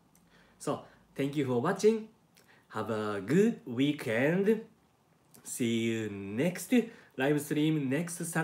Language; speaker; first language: English; non-native, learner; Japanese